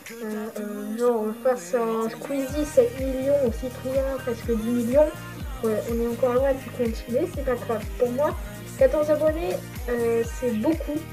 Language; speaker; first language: French; native; French